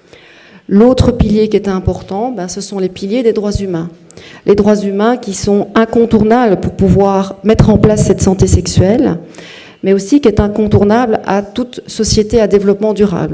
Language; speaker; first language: French; native; French